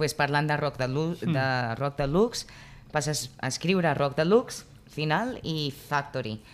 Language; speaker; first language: Catalan; non-native, local second language; Spanish